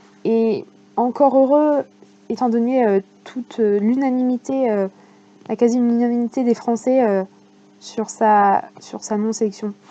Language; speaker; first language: French; native; French